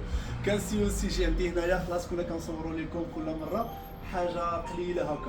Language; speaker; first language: Arabic; native; Arabic